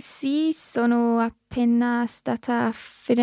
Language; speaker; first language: Italian; non-native, learner; English